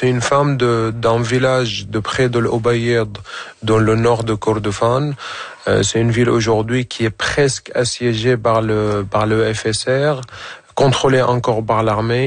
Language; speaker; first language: French; non-native, fluent; Arabic